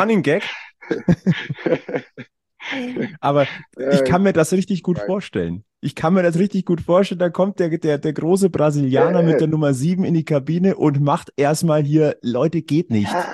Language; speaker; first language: German; native; German